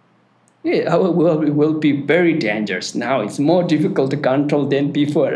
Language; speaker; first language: English; non-native, learner; Tibetan